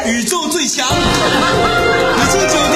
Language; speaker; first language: Chinese; native; Chinese